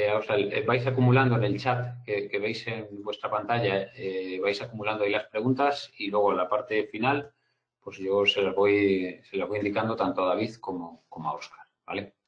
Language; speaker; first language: Spanish; native; Spanish